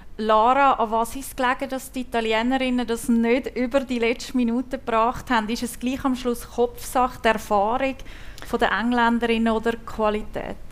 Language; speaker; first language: German; native; German